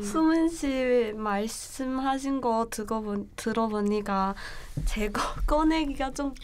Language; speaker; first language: Korean; non-native, learner; Chinese